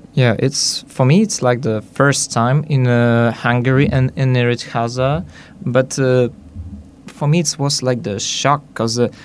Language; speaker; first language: English; non-native, learner; Hungarian